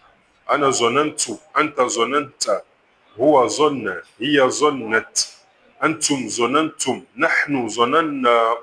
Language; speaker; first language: Arabic; non-native, fluent; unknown